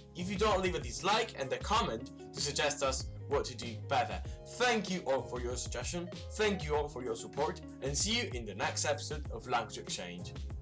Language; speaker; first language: English; non-native, fluent; Italian